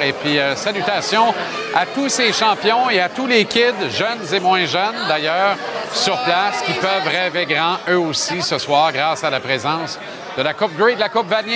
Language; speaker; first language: French; native; French